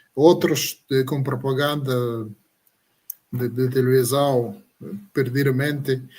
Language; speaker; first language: Portuguese; non-native, learner; Russian